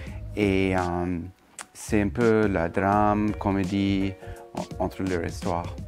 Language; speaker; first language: French; non-native, fluent; English